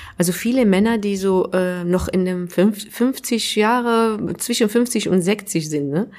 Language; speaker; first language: German; non-native, fluent; Arabic